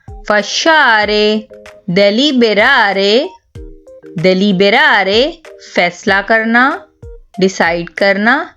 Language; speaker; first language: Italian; non-native, fluent; Urdu